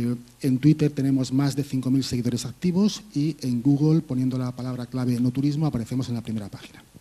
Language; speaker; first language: Spanish; native; Spanish